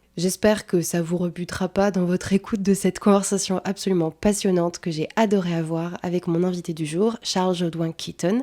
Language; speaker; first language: French; native; French